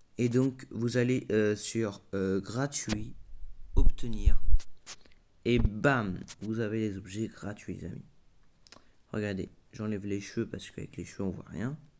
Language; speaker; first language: French; native; French